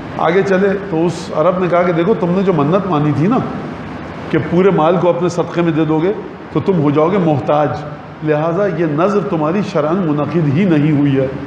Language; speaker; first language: Urdu; native; Urdu